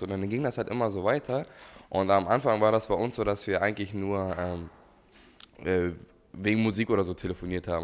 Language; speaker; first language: German; native; German